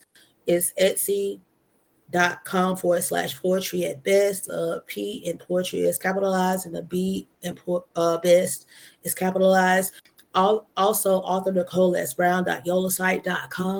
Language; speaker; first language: English; native; English